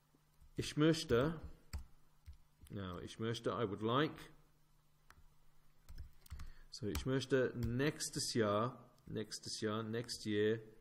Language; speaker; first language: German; non-native, fluent; English